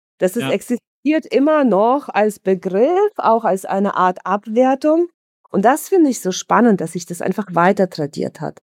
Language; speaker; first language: German; early bilingual, other home language; Russian